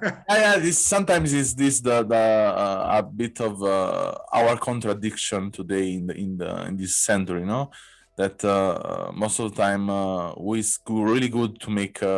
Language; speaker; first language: English; non-native, fluent; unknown